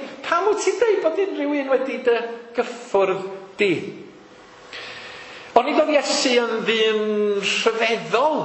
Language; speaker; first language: Welsh; native; Welsh